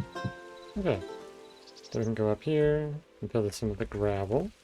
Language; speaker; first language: English; native; English